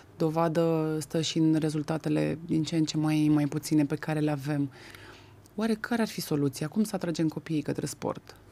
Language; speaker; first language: Romanian; native; Romanian